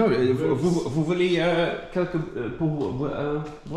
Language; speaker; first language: French; non-native, learner; Dutch